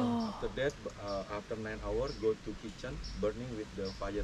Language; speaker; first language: English; non-native, learner; Indonesian